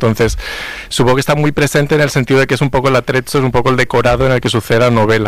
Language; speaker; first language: Spanish; native; Spanish